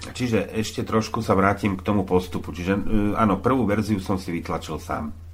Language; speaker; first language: Slovak; native; Slovak